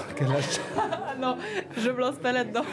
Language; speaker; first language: French; native; French